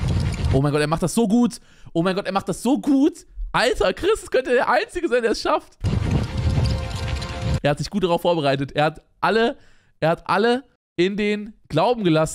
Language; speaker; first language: German; native; German